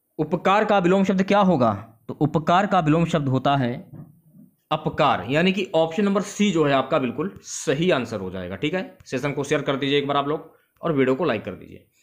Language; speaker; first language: Hindi; native; Hindi